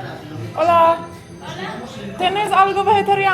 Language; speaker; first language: Spanish; non-native, learner; English